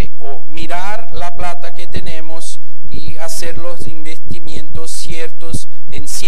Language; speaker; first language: Spanish; non-native, fluent; Portuguese